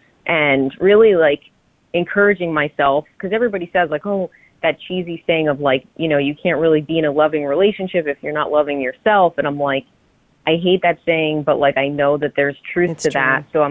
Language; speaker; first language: English; native; English